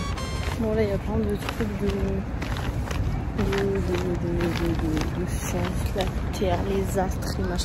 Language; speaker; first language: French; native; French